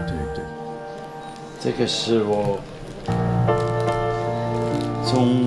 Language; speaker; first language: Chinese; non-native, fluent; German